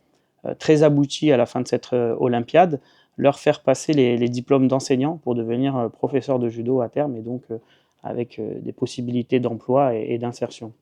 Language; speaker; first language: French; native; French